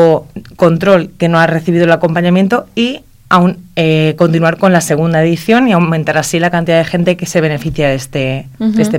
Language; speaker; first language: Spanish; native; Spanish